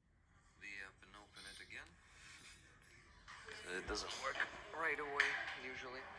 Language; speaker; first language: English; non-native, fluent; Ukrainian